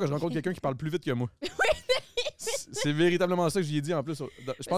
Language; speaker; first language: French; native; French